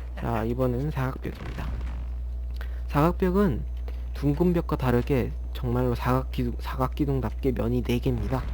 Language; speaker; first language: Korean; native; Korean